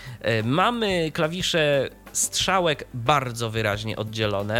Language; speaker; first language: Polish; native; Polish